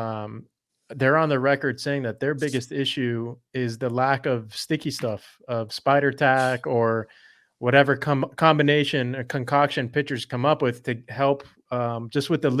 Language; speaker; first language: English; native; English